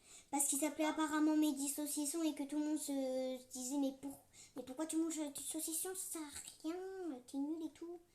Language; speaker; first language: French; native; French